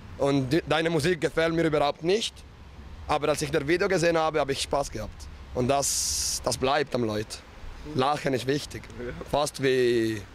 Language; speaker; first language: German; non-native, local second language; Italian